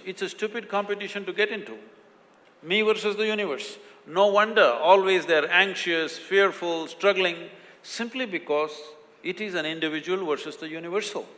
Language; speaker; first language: English; non-native, local second language; Kannada